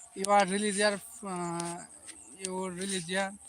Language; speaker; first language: English; non-native, local second language; Bangla